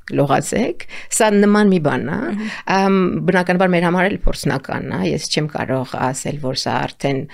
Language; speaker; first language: Armenian; native; Armenian